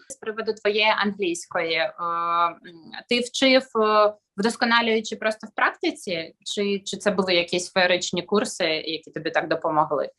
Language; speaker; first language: Ukrainian; native; Ukrainian